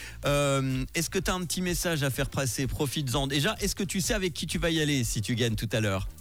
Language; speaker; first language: French; native; French